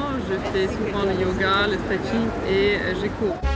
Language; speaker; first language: French; non-native, fluent; Finnish